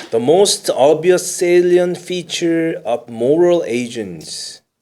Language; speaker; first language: English; non-native, fluent; Korean